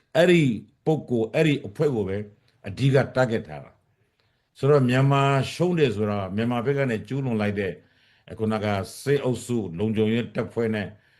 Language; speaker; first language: Burmese; non-native, local second language; Rohingya